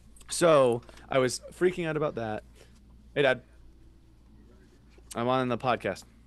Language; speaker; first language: English; native; English